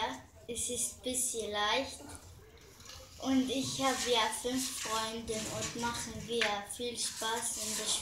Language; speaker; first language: German; non-native, learner; Arabic